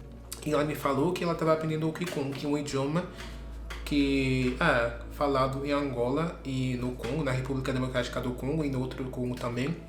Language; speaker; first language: Portuguese; non-native, fluent; French